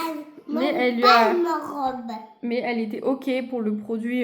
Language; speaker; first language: French; native; French